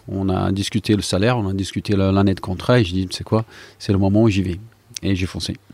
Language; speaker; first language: French; non-native, fluent; Portuguese